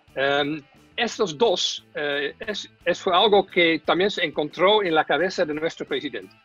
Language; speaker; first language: Spanish; non-native, fluent; Dutch